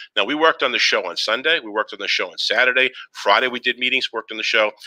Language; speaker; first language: English; native; English